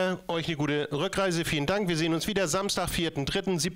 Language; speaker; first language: German; native; German